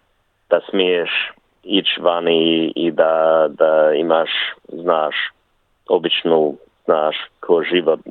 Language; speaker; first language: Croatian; early bilingual, heritage; Bosnian